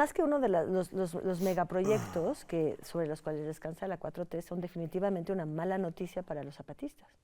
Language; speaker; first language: Spanish; native; Spanish